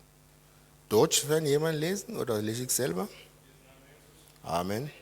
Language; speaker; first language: German; non-native, fluent; Lingala